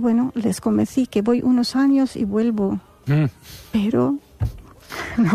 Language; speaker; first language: Spanish; non-native, fluent; Arabic